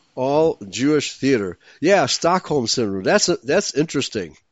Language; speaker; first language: English; native; English